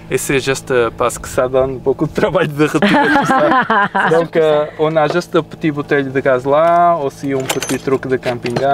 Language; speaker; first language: French; non-native, learner; Portuguese